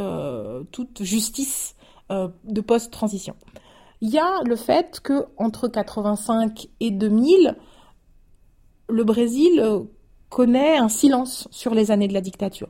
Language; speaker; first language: French; native; French